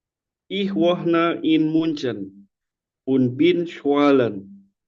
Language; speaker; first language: German; non-native, learner; Indonesian